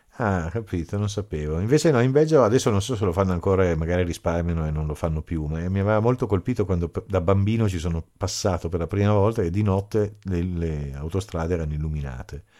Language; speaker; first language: Italian; native; Italian